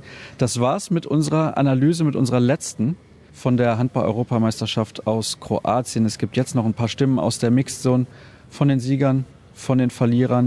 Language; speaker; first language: German; native; German